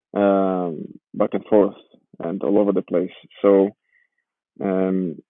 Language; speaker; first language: English; non-native, fluent; Georgian